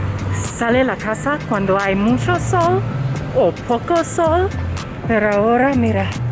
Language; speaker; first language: Spanish; non-native, learner; English